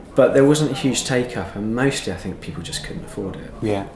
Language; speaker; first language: English; native; English